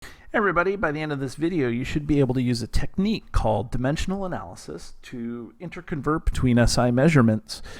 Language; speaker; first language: English; native; English